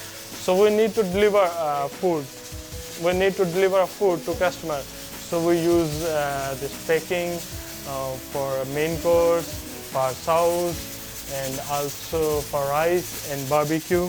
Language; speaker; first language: English; non-native, learner; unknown